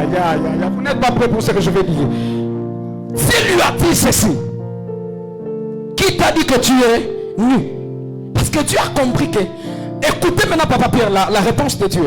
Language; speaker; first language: French; non-native, local second language; Swahili